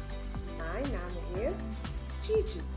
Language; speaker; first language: German; non-native, fluent; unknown